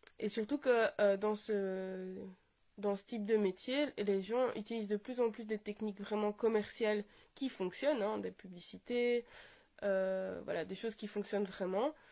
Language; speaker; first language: French; native; French